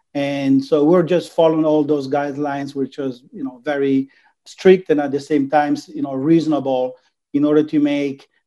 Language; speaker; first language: English; non-native, fluent; Italian